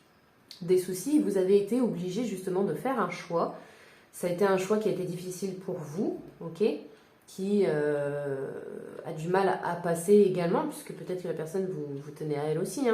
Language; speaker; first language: French; native; French